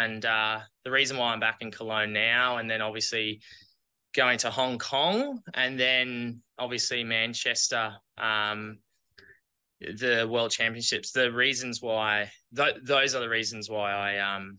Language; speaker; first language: English; native; English